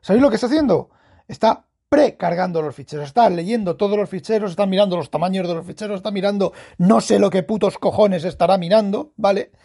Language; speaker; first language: Spanish; native; Spanish